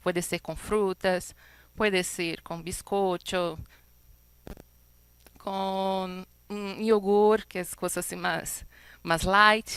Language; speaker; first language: Spanish; non-native, fluent; Portuguese